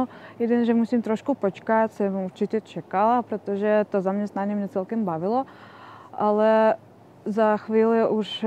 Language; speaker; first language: Czech; non-native, fluent; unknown